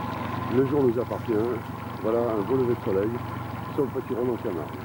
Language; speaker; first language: French; native; French